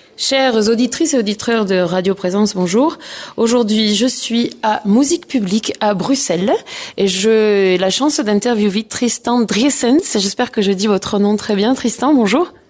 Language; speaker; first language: French; native; French